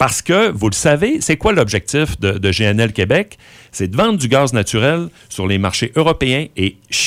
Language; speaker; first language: French; native; French